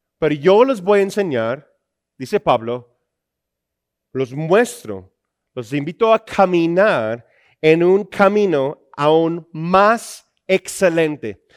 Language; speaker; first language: Spanish; non-native, fluent; English